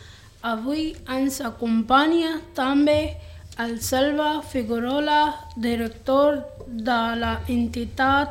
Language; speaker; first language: Catalan; non-native, learner; Spanish